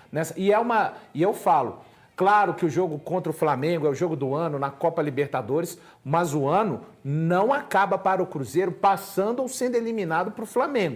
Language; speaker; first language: Portuguese; native; Portuguese